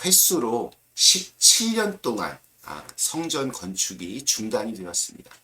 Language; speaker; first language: Korean; native; Korean